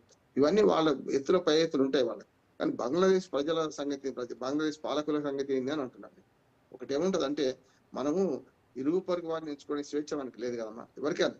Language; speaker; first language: Telugu; native; Telugu